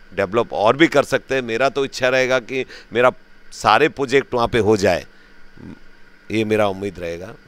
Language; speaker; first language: Hindi; native; Hindi